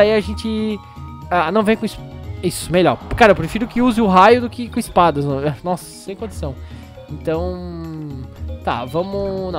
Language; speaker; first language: Portuguese; native; Portuguese